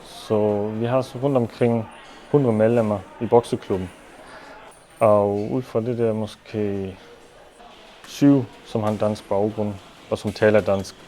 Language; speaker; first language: Danish; non-native, local second language; German